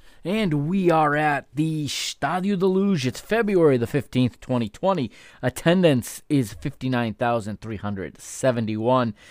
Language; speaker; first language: English; native; English